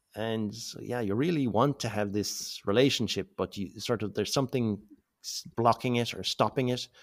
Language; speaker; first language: English; native; English